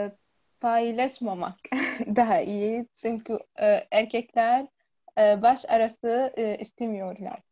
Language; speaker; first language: Turkish; non-native, learner; Arabic